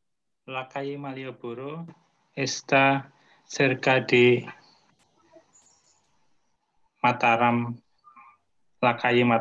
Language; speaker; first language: Spanish; non-native, learner; Indonesian